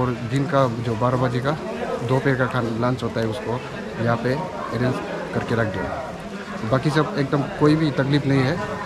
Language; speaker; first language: Hindi; non-native, local second language; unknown